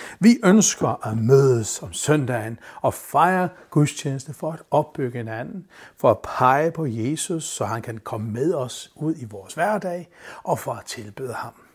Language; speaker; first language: Danish; non-native, local second language; Faroese